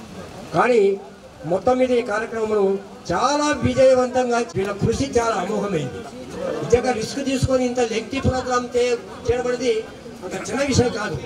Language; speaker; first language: Telugu; native; Telugu